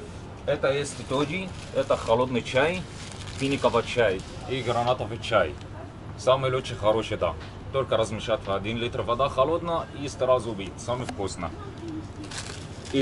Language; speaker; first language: Russian; non-native, learner; Arabic